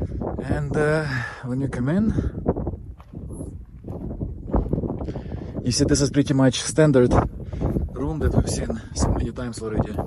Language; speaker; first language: English; non-native, fluent; Russian